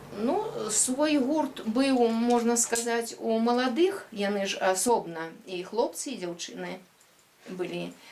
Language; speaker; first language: Belarusian; native; Belarusian